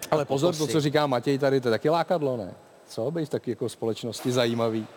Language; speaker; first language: Czech; native; Czech